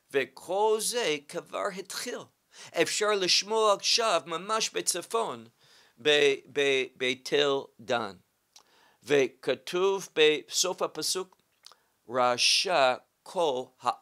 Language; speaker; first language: Hebrew; non-native, fluent; English